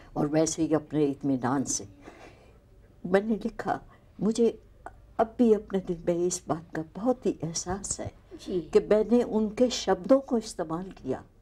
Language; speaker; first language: Urdu; non-native, local second language; Punjabi